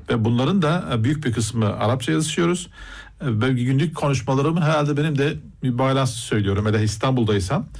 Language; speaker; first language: Turkish; native; Turkish